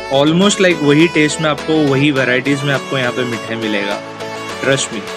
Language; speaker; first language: Hindi; non-native, local second language; Bangla